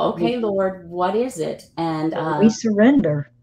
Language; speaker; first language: English; native; English